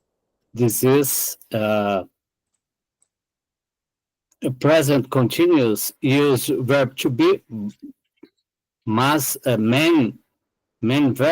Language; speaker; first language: English; non-native, learner; Portuguese